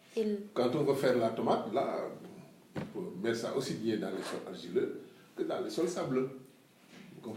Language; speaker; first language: French; non-native, local second language; Wolof